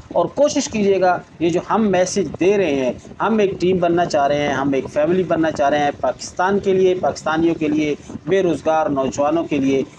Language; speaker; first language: Urdu; native; Urdu